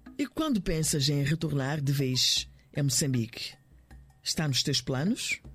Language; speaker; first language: Portuguese; native; Portuguese